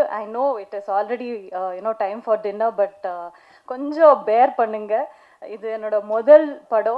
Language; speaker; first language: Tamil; non-native, learner; Kannada